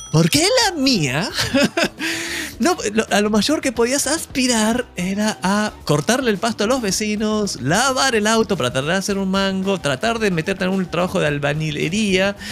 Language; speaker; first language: Spanish; native; Spanish